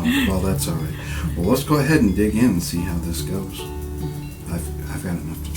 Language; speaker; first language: English; native; English